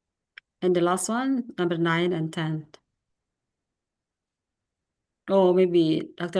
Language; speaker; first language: English; non-native, fluent; Indonesian